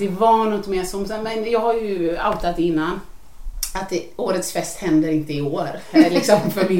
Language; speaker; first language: Swedish; native; Swedish